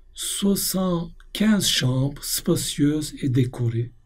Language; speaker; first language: French; non-native, fluent; Turkish